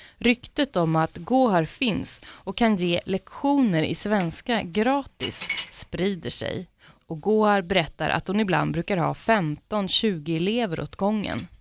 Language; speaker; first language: Swedish; native; Swedish